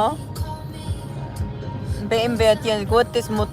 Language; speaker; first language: German; non-native, fluent; Cebuano